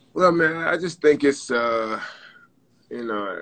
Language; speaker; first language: English; native; English